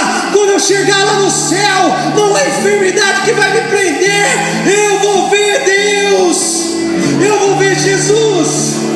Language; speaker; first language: Portuguese; native; Portuguese